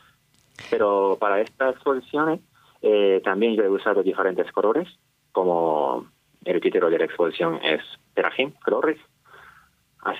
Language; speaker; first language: Spanish; non-native, fluent; Japanese